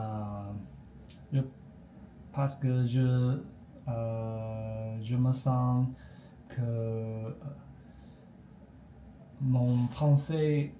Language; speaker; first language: French; non-native, learner; Chinese